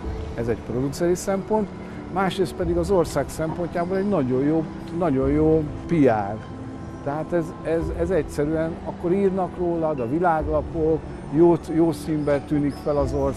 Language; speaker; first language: Hungarian; native; Hungarian